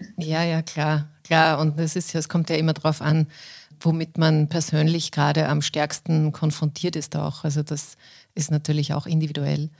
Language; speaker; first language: German; native; German